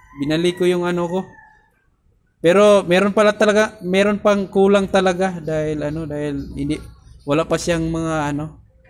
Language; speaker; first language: Filipino; non-native, local second language; Cebuano